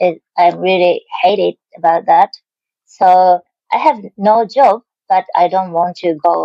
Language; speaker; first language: English; non-native, learner; Japanese